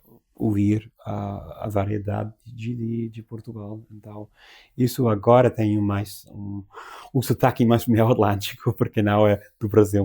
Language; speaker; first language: Portuguese; non-native, learner; English